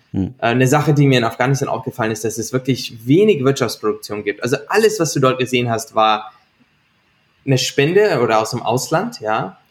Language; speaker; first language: German; native; German